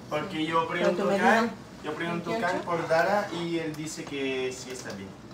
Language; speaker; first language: Spanish; early bilingual, heritage; Spanish